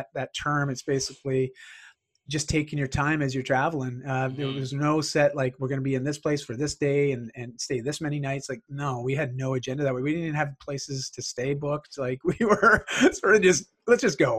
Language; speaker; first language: English; native; English